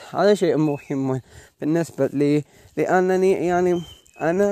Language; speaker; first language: Arabic; non-native, learner; Malay